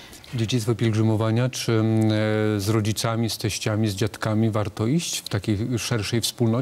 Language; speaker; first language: Polish; native; Polish